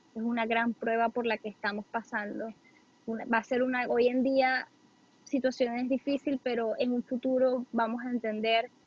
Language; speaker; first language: Spanish; native; Spanish